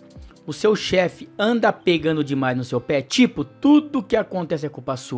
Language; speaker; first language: Portuguese; native; Portuguese